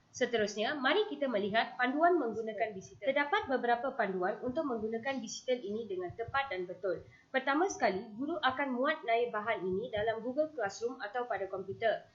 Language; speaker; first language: Malay; non-native, local second language; Tamil